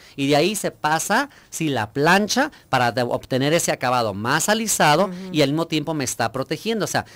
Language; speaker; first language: Spanish; native; Spanish